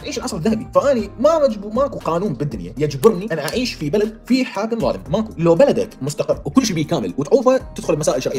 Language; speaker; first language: Arabic; native; Arabic